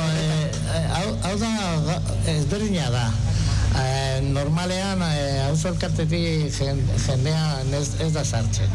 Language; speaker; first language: Basque; non-native, local second language; Spanish